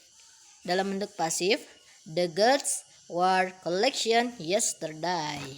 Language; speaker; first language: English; non-native, learner; Indonesian